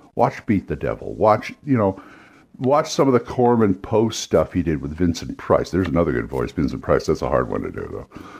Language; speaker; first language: English; native; English